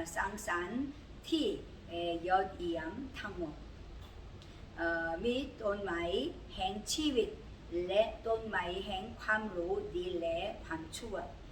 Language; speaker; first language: Thai; non-native, learner; Korean